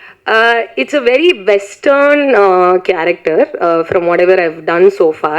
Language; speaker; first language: Tamil; native; Tamil